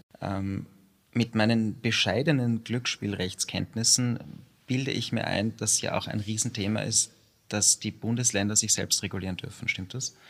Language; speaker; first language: German; native; German